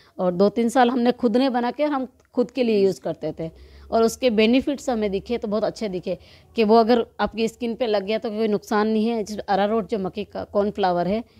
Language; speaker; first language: Hindi; native; Hindi